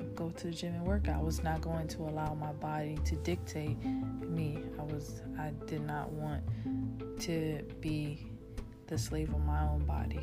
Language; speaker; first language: English; early bilingual, other home language; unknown